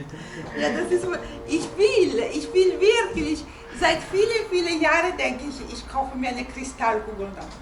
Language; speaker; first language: German; non-native, fluent; Italian